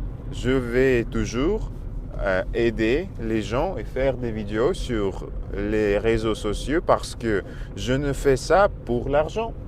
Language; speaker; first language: French; non-native, learner; Russian